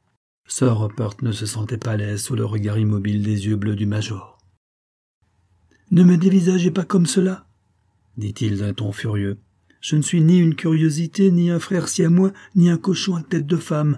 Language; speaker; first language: French; native; French